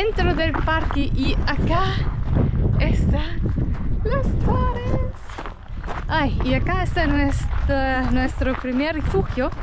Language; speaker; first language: Spanish; non-native, learner; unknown